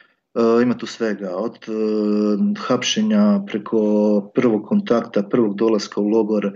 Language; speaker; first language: Croatian; native; Croatian